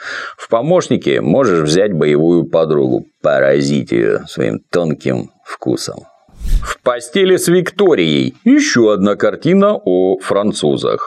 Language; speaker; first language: Russian; native; Russian